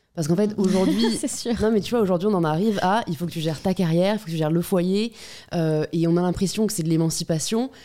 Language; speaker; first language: French; native; French